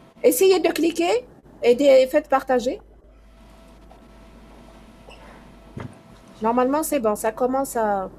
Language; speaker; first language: French; non-native, local second language; Arabic